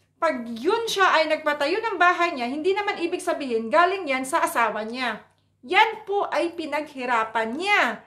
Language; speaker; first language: Filipino; non-native, local second language; Cebuano